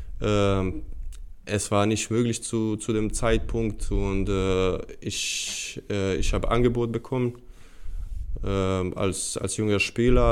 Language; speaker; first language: German; non-native, fluent; Bosnian